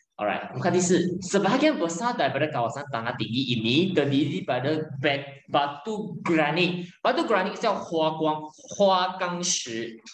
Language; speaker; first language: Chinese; native; Chinese